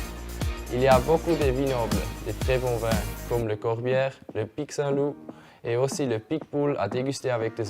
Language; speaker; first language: French; non-native, fluent; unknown